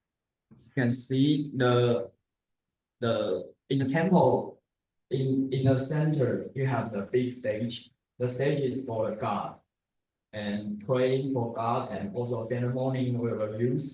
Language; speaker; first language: English; non-native, learner; Chinese